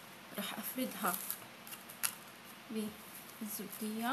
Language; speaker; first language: Arabic; native; Arabic